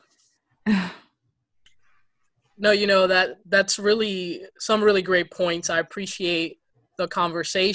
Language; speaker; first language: English; early bilingual, other home language; Spanish